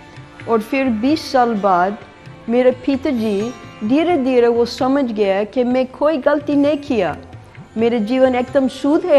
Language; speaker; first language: Hindi; non-native, fluent; English